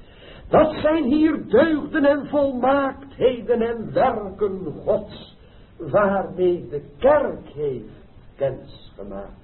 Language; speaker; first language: Dutch; native; Dutch